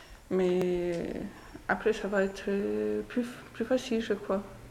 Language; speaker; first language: French; non-native, fluent; Polish